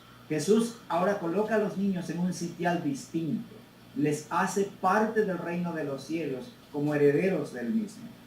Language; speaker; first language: Spanish; native; Spanish